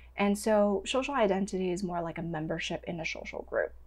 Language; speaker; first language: English; non-native, local second language; Cantonese